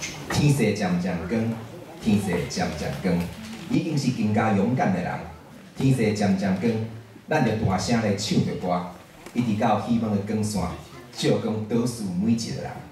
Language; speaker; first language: Chinese; early bilingual, heritage; Chinese